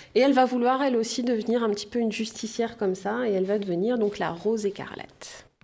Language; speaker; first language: French; native; French